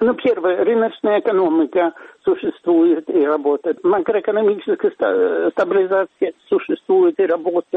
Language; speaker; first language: Russian; non-native, fluent; Swedish